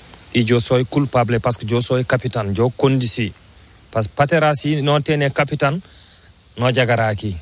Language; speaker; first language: Spanish; non-native, learner; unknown